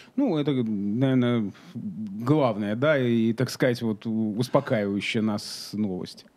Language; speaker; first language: Russian; native; Russian